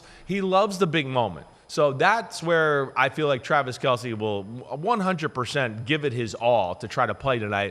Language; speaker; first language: English; native; English